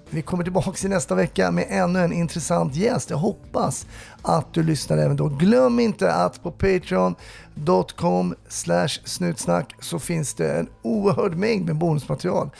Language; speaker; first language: Swedish; native; Swedish